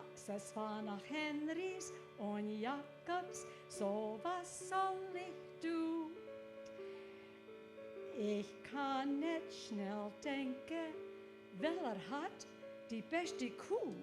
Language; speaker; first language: German; early bilingual, heritage; English